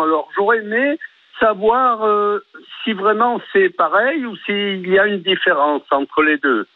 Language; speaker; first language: French; native; French